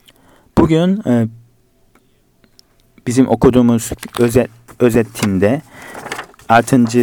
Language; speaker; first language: Turkish; non-native, fluent; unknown